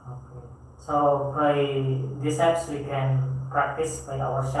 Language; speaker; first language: English; non-native, fluent; Indonesian